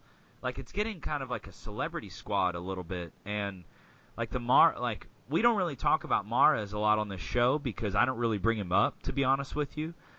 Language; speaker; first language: English; native; English